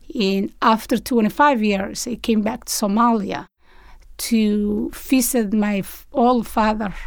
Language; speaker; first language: English; non-native, learner; Somali